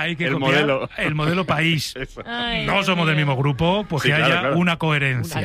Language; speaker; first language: Spanish; native; Spanish